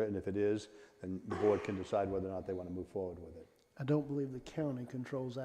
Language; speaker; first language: English; native; English